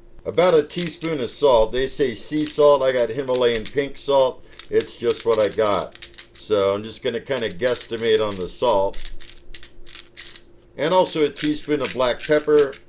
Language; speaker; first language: English; native; English